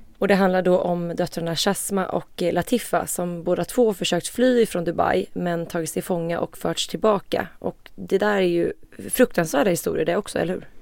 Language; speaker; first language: Swedish; native; Swedish